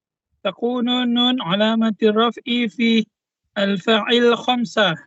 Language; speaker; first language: Arabic; non-native, learner; Indonesian